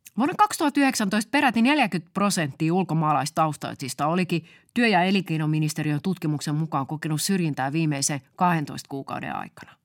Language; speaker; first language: Finnish; native; Finnish